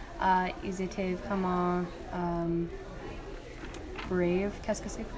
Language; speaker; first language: French; non-native, learner; English